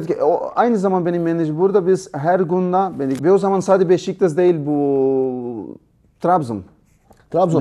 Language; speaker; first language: Turkish; non-native, learner; Portuguese